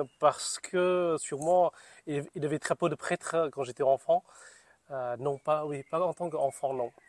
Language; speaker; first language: French; non-native, fluent; Vietnamese